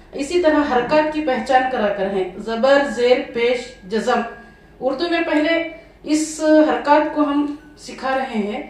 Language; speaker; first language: Urdu; native; Urdu